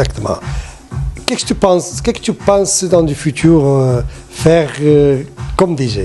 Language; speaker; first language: French; non-native, learner; Portuguese